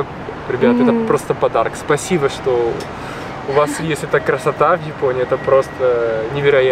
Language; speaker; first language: Russian; non-native, fluent; Spanish